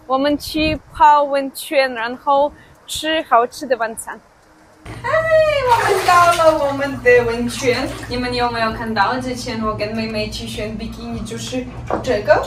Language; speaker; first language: Chinese; non-native, fluent; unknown